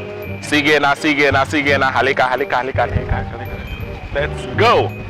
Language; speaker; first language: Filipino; non-native, learner; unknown